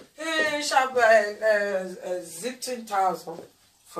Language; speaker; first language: German; non-native, learner; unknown